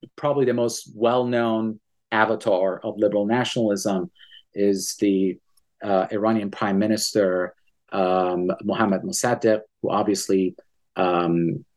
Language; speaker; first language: English; early bilingual, other home language; Persian